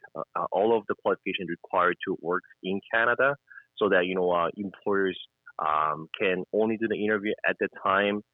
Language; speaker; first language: English; non-native, fluent; Korean